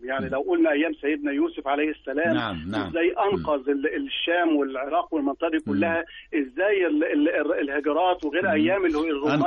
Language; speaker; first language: Arabic; native; Arabic